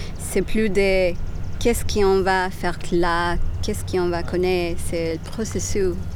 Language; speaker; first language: French; non-native, learner; Spanish